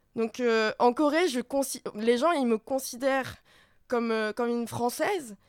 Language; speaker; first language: French; non-native, fluent; Korean